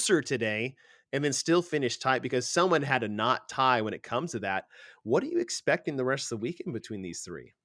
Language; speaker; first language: English; native; English